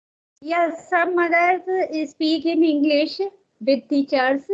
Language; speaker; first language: English; non-native, learner; Hindi